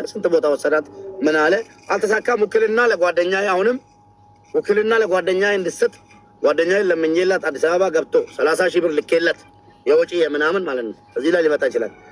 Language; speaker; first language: Amharic; non-native, local second language; Oromo